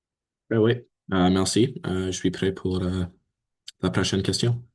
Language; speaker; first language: French; non-native, learner; English